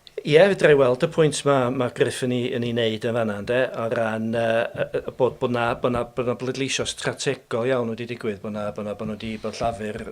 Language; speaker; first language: Welsh; native; Welsh